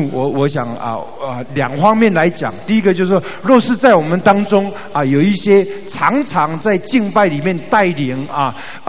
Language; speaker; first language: Chinese; native; Chinese